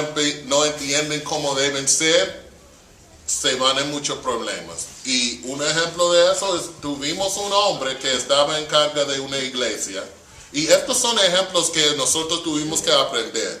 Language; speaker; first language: Spanish; non-native, fluent; English